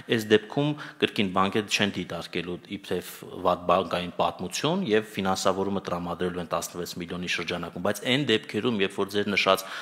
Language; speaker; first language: Armenian; native; Armenian